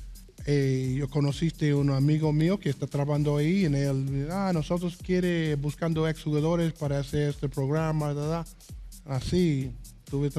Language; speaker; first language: Spanish; non-native, learner; English